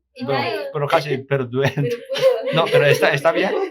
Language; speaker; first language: Spanish; non-native, fluent; Japanese